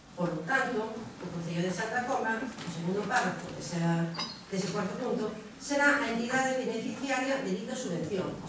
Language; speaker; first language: Spanish; non-native, local second language; Galician